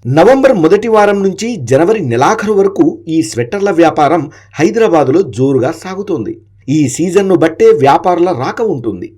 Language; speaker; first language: Telugu; native; Telugu